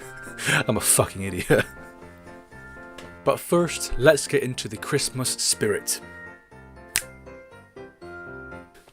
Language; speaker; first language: English; native; English